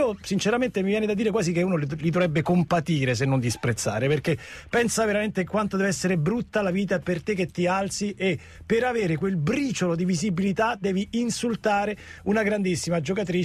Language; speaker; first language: Italian; native; Italian